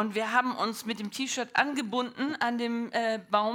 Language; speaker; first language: German; non-native, learner; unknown